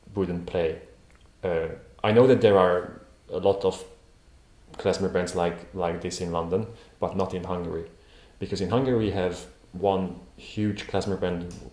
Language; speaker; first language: English; non-native, fluent; Hungarian